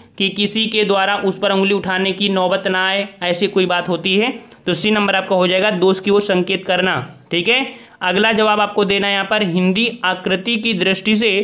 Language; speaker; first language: Hindi; native; Hindi